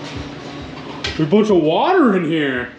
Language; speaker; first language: English; native; English